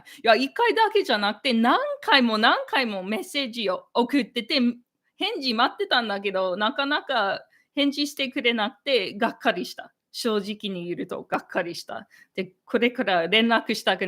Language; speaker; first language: Japanese; non-native, fluent; English